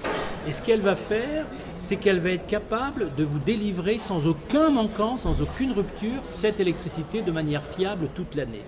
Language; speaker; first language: French; native; French